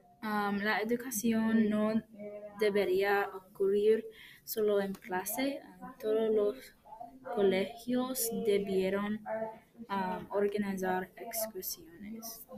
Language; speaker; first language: Spanish; non-native, learner; English